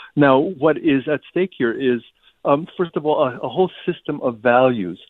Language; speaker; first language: English; early bilingual, other home language; Ukrainian